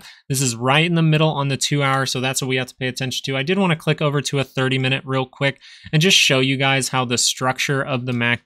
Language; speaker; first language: English; native; English